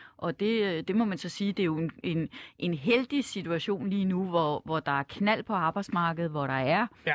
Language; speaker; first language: Danish; native; Danish